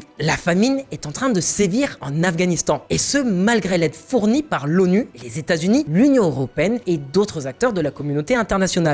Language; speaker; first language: French; native; French